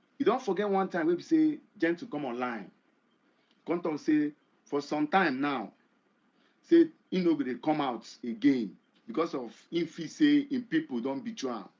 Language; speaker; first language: Nigerian Pidgin; non-native, local second language; Igbo